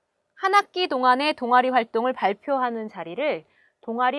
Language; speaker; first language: Korean; native; Korean